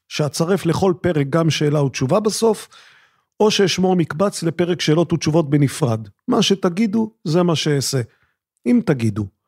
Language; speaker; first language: Hebrew; native; Hebrew